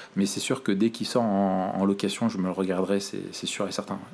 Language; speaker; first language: French; native; French